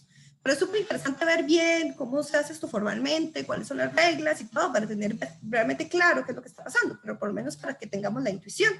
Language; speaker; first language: Spanish; native; Spanish